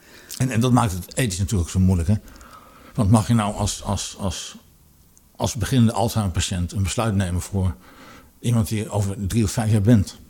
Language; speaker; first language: Dutch; native; Dutch